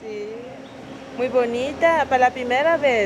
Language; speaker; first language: Spanish; non-native, learner; Thai